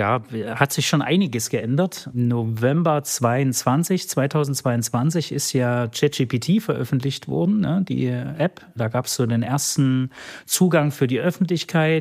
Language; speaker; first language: German; native; German